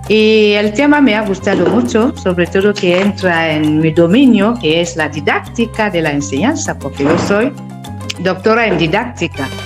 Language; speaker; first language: Spanish; non-native, fluent; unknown